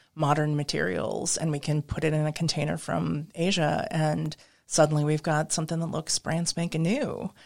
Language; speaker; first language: English; native; English